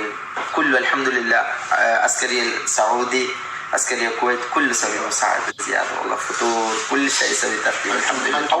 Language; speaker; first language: Arabic; non-native, learner; Malayalam